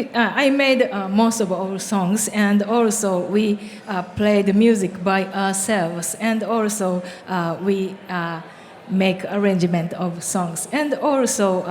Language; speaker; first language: English; non-native, learner; Japanese